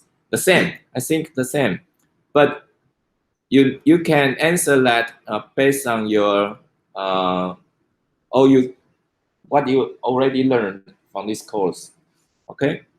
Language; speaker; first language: English; non-native, fluent; Chinese